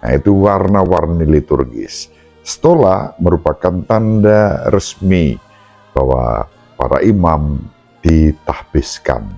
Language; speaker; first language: Indonesian; native; Indonesian